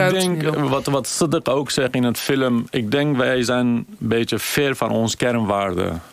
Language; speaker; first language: Dutch; non-native, fluent; Kurdish